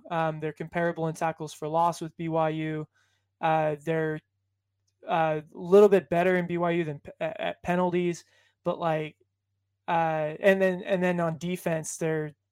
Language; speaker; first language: English; native; English